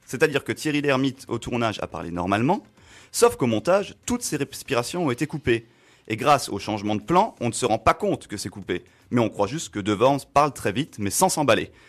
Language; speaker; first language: French; native; French